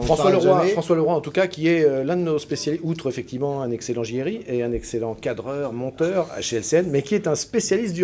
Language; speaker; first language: French; native; French